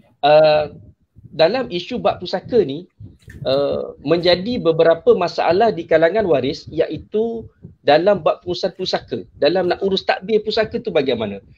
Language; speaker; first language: Malay; native; Malay